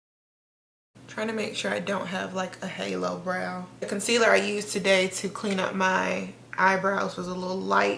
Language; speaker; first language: English; native; English